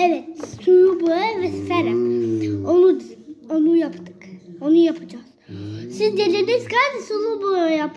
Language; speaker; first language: Turkish; early bilingual, heritage; Turkish